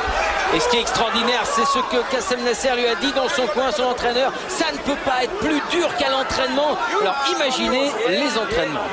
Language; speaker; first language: French; native; French